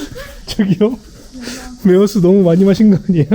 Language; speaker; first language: Korean; native; Korean